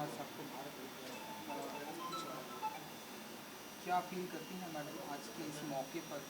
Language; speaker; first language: Hindi; native; Hindi